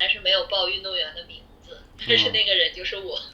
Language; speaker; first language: Chinese; native; Chinese